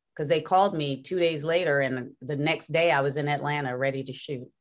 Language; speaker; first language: English; native; English